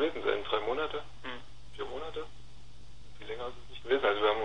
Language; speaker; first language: German; native; German